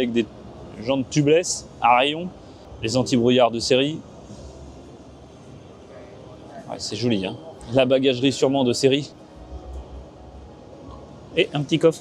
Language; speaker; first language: French; native; French